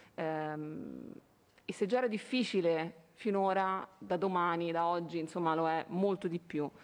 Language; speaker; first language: Italian; native; Italian